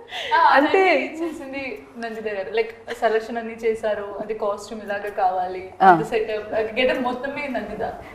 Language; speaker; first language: Telugu; non-native, learner; Malayalam